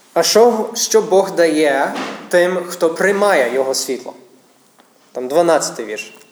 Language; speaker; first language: Ukrainian; non-native, fluent; English